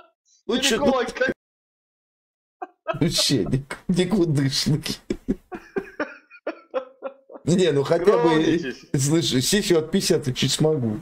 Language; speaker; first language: Russian; native; Russian